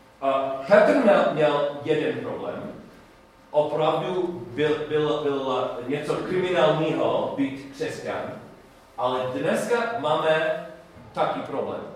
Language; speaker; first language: Czech; non-native, learner; English